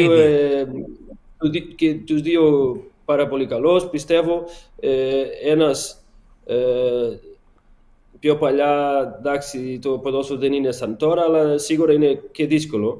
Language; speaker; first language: Greek; non-native, learner; Portuguese